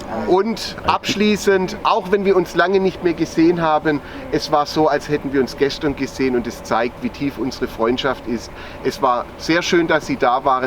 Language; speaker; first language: German; native; German